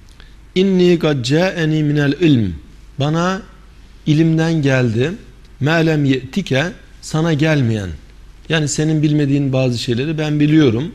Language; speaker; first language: Turkish; native; Turkish